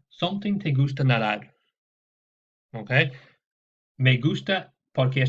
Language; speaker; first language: Spanish; non-native, fluent; English